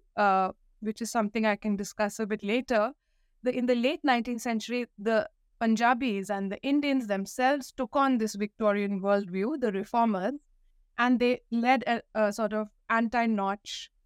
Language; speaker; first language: English; non-native, local second language; Hindi